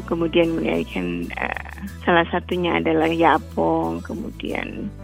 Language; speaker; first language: Indonesian; native; Indonesian